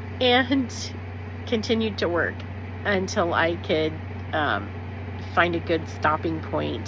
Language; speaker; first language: English; native; English